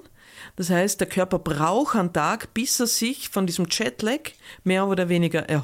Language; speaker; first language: German; native; German